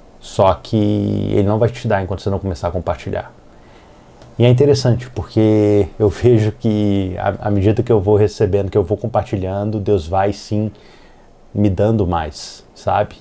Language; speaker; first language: Portuguese; native; Portuguese